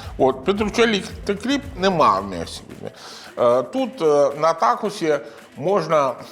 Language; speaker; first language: Ukrainian; non-native, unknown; Italian